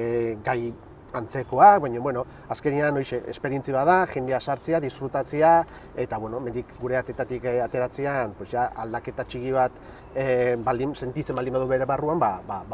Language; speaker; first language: Basque; native; Basque